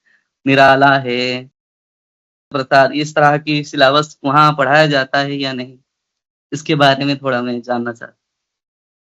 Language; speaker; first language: Hindi; non-native, local second language; Odia